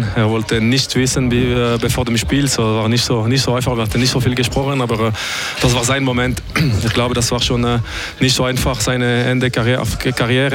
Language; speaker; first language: German; non-native, learner; French